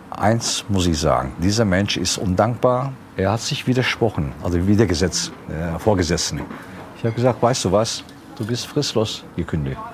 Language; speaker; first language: German; early bilingual, other home language; Turkish